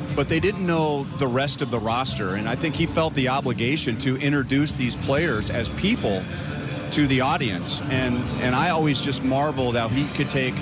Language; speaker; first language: English; native; English